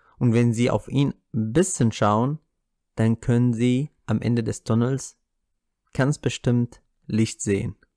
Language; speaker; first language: German; non-native, fluent; Arabic